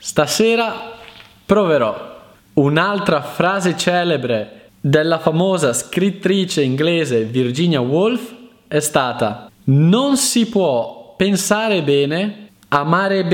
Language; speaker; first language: Italian; native; Italian